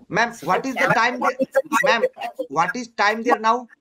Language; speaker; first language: English; non-native, learner; Marathi